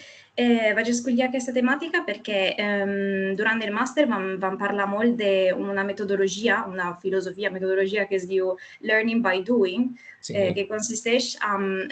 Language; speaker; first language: Catalan; non-native, fluent; Italian